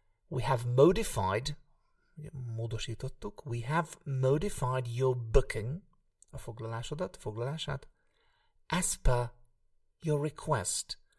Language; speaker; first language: English; non-native, fluent; Hungarian